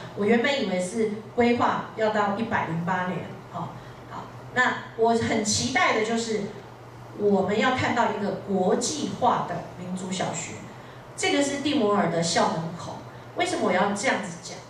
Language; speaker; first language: Chinese; native; Chinese